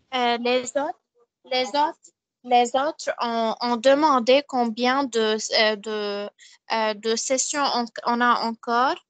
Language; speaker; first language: French; non-native, learner; Arabic